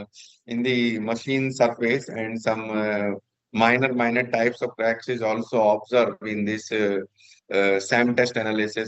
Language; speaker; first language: English; non-native, local second language; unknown